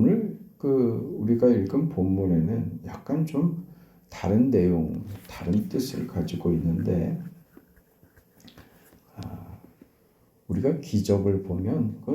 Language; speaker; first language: Korean; native; Korean